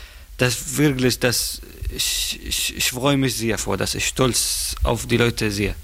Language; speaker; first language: German; non-native, learner; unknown